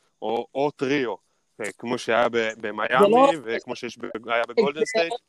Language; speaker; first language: Hebrew; native; Hebrew